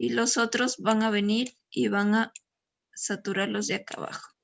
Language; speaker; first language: Spanish; native; Spanish